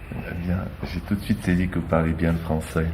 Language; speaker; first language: French; native; French